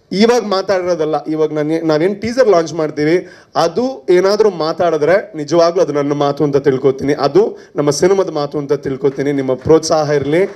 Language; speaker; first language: Kannada; non-native, local second language; Tulu